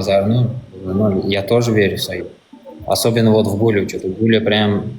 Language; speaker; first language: Russian; non-native, local second language; Turkmen